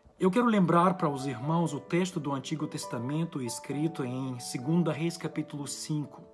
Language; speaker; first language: Portuguese; non-native, fluent; Ukrainian